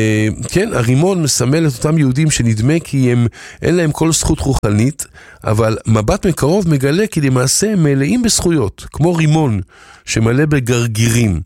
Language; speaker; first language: Hebrew; native; Hebrew